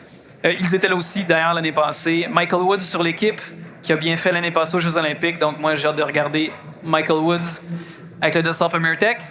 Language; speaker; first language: French; native; French